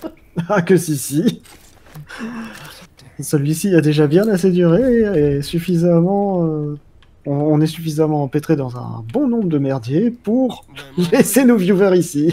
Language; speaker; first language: French; native; French